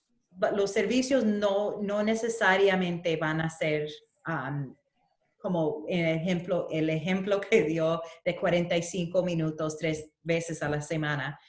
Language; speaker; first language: Spanish; early bilingual, heritage; Spanish